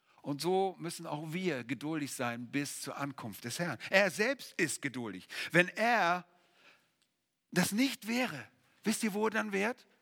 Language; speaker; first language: German; native; German